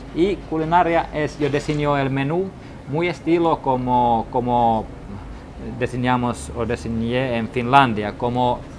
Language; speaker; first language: Spanish; non-native, learner; Finnish